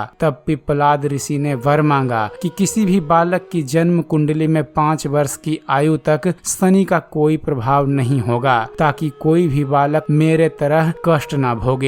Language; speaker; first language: Hindi; native; Hindi